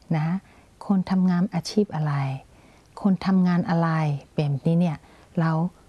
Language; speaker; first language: Thai; non-native, fluent; Burmese